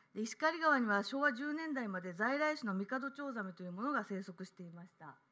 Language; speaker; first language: Japanese; native; Japanese